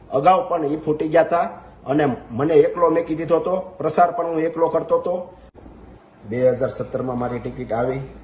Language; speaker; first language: Gujarati; native; Gujarati